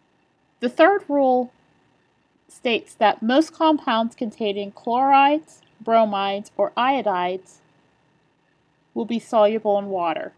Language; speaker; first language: English; native; English